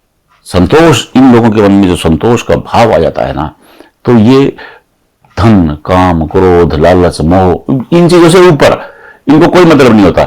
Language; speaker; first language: Hindi; native; Hindi